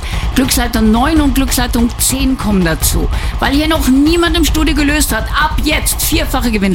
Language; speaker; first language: German; native; German